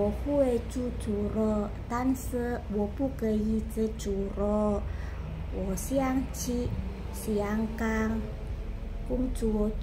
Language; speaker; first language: Chinese; non-native, learner; Indonesian